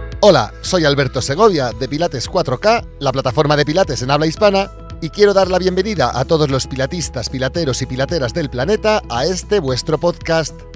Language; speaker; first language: Spanish; native; Spanish